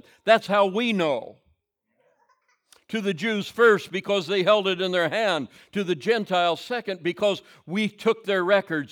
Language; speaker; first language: English; native; English